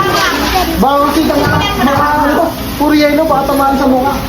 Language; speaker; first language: Filipino; native; Filipino